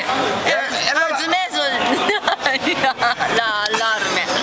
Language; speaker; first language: Italian; non-native, learner; Japanese